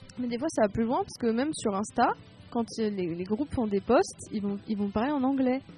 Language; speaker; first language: French; native; French